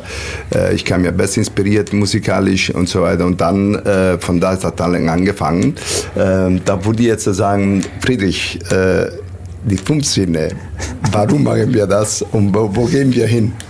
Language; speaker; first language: German; non-native, learner; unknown